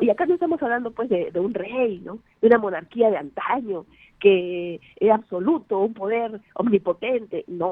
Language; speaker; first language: Spanish; native; Spanish